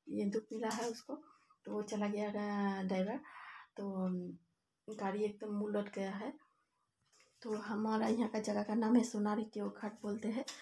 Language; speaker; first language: Hindi; non-native, local second language; Bangla